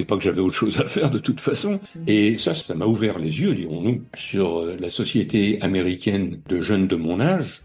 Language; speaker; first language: French; native; French